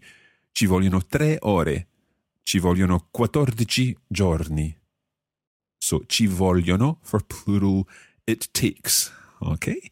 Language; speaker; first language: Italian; non-native, fluent; English